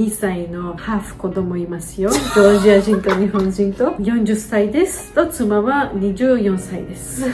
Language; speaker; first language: Japanese; non-native, fluent; Georgian